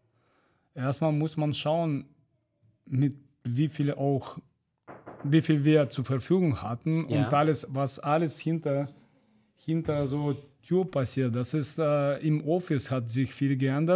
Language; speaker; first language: German; non-native, fluent; Russian